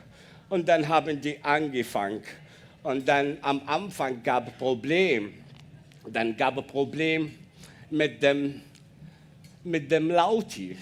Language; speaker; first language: German; non-native, learner; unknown